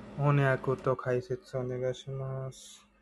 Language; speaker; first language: Japanese; non-native, learner; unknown